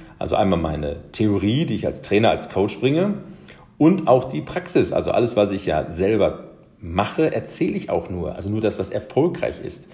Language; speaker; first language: German; early bilingual, other home language; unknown